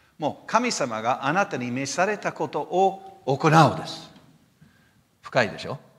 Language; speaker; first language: Japanese; non-native, fluent; English